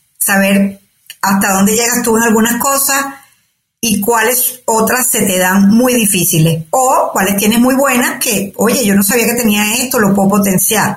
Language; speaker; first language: Spanish; native; Spanish